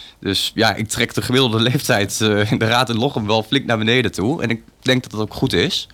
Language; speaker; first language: Dutch; native; Dutch